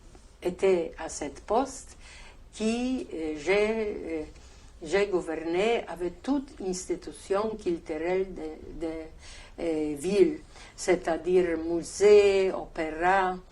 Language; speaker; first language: French; non-native, learner; Polish